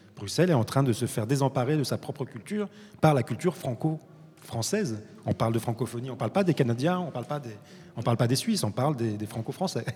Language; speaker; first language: French; early bilingual, other home language; Arabic